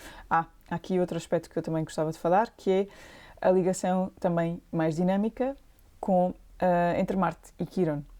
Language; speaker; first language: Portuguese; native; Portuguese